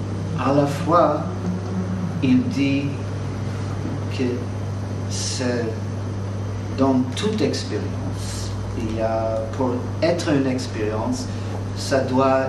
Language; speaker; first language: French; non-native, fluent; English